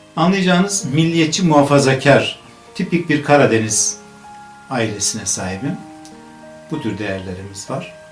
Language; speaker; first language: Turkish; native; Turkish